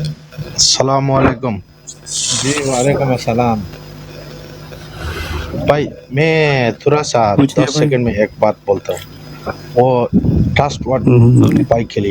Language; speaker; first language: Hindi; non-native, fluent; Bangla